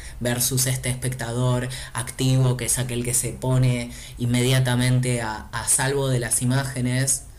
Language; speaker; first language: Spanish; native; Spanish